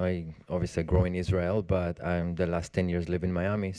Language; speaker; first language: English; non-native, learner; Hebrew